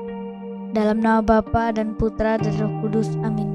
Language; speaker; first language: Indonesian; native; Indonesian